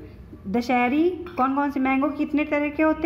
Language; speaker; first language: Hindi; native; Hindi